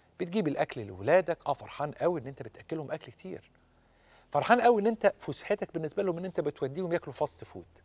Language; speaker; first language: Arabic; native; Arabic